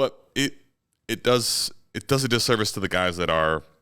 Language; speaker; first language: English; native; English